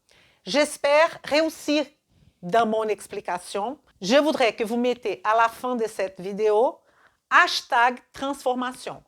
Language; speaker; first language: French; non-native, fluent; Portuguese